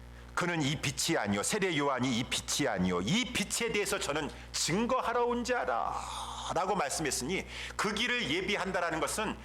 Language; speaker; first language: Korean; native; Korean